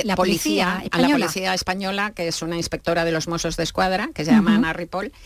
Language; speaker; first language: Spanish; native; Spanish